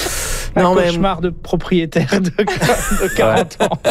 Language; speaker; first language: French; native; French